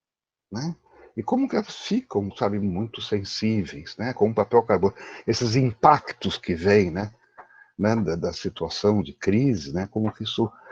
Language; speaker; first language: Portuguese; native; Portuguese